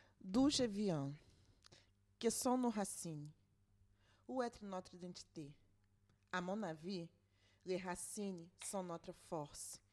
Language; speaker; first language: French; non-native, learner; Portuguese